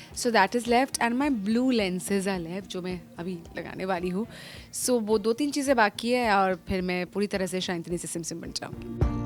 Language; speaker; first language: Hindi; non-native, local second language; Bangla